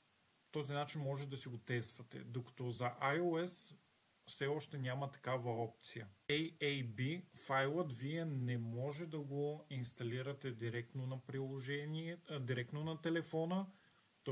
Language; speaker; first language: Bulgarian; native; Bulgarian